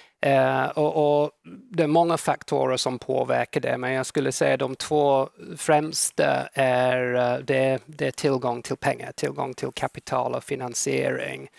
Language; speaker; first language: Swedish; non-native, fluent; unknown